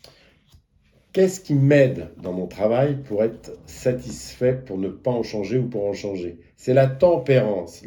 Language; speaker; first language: French; native; French